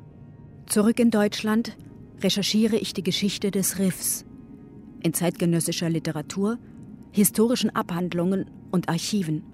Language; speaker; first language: German; native; German